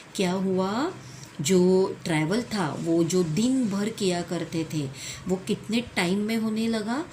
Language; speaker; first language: Hindi; non-native, local second language; Marathi